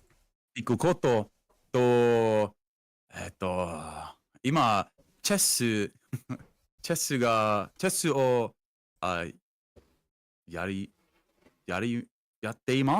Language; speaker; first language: Japanese; non-native, learner; English